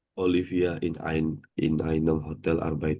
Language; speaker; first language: German; non-native, learner; Indonesian